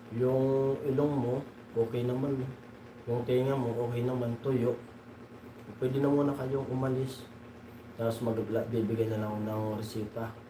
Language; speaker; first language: Filipino; non-native, local second language; Bikol